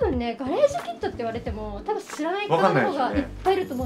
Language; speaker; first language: Japanese; native; Japanese